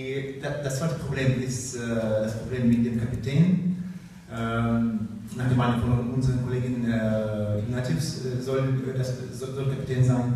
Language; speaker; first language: German; non-native, learner; Russian